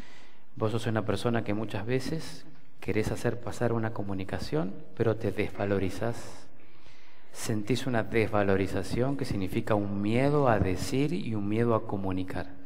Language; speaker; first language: Spanish; native; Spanish